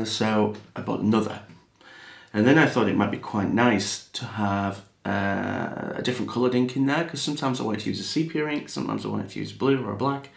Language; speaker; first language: English; native; English